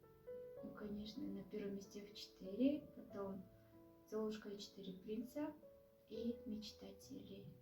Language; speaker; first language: Russian; non-native, local second language; Kazakh